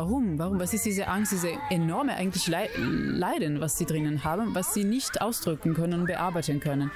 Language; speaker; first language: German; non-native, fluent; Italian